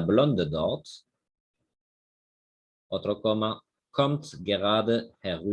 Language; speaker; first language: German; non-native, fluent; Spanish